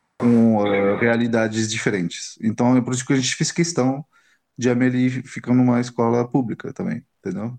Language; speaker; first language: Portuguese; non-native, fluent; French